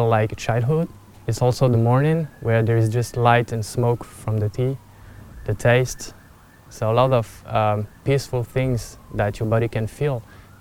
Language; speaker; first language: English; non-native, fluent; French